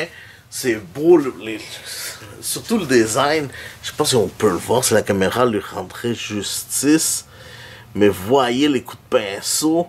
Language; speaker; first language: French; native; French